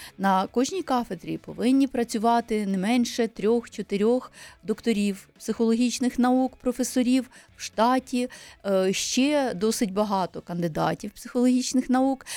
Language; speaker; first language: Ukrainian; native; Ukrainian